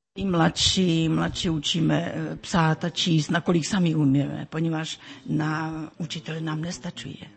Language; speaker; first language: Czech; early bilingual, heritage; Czech